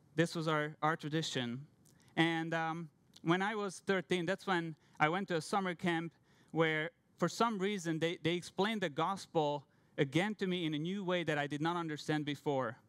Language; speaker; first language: English; non-native, fluent; Hungarian